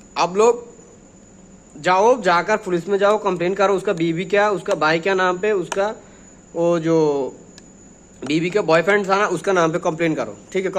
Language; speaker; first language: Hindi; non-native, learner; Bangla